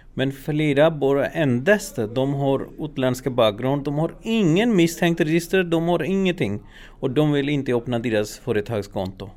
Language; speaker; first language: Swedish; non-native, fluent; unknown